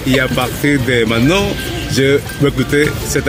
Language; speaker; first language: French; non-native, fluent; Spanish